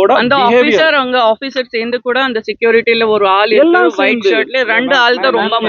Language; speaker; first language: Tamil; non-native, learner; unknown